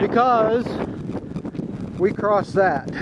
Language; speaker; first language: English; native; English